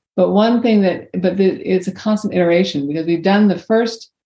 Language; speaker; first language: English; native; English